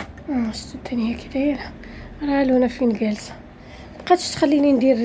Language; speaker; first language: Arabic; native; Arabic